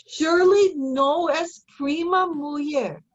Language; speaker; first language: Spanish; non-native, learner; English